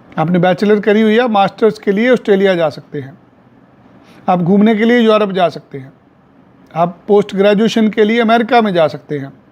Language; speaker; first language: Hindi; non-native, local second language; Punjabi